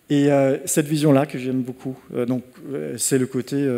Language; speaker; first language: French; non-native, fluent; Danish